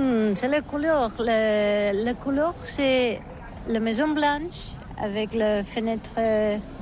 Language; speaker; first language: French; non-native, learner; Catalan